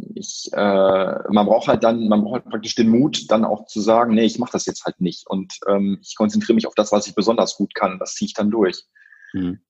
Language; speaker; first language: German; native; German